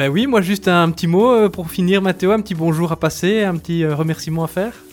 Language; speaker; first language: French; native; French